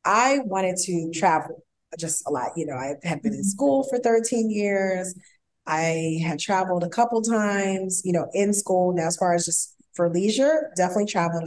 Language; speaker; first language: English; native; English